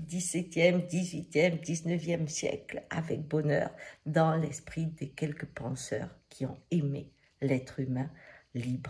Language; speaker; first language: French; native; French